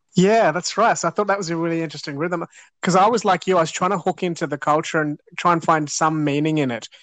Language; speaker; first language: English; native; English